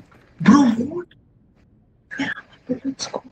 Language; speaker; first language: English; non-native, local second language; Kannada